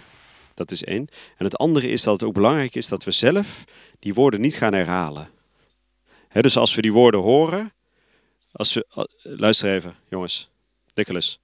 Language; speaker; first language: Dutch; native; Dutch